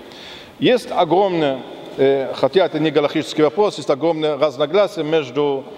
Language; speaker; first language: Russian; non-native, fluent; German